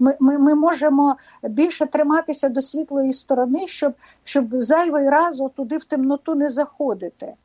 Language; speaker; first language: Ukrainian; non-native, local second language; Russian